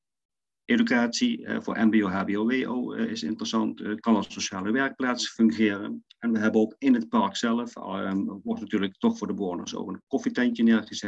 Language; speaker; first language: Dutch; native; Dutch